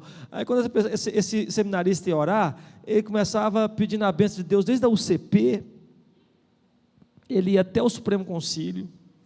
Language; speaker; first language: Portuguese; native; Portuguese